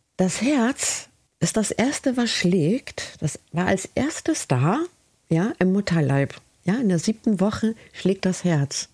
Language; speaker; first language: German; early bilingual, other home language; Spanish